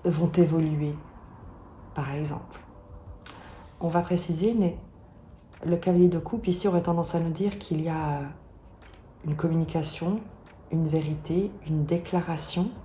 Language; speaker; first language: French; native; French